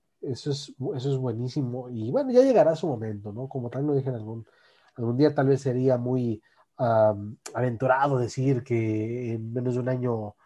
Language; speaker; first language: Spanish; native; Spanish